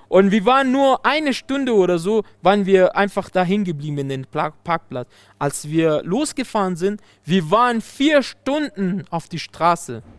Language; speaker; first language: German; non-native, fluent; Persian